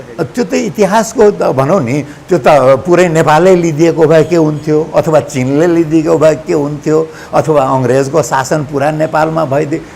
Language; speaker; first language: Nepali; non-native, local second language; Maithili